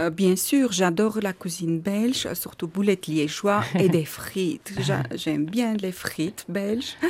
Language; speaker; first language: French; non-native, learner; Armenian